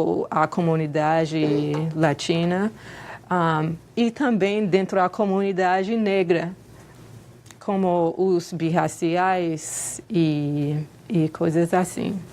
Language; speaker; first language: Portuguese; non-native, fluent; English